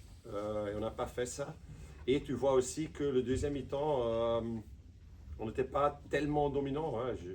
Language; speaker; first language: French; non-native, local second language; Dutch